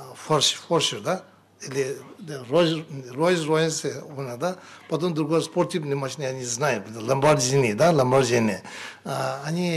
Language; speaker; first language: Russian; non-native, learner; Tibetan